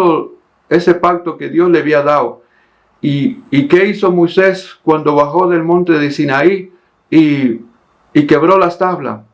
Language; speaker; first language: Spanish; native; Spanish